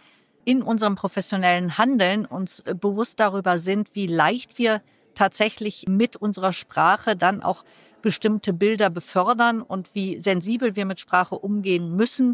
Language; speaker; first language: German; native; German